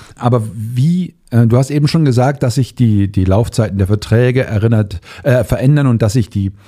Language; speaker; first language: German; native; German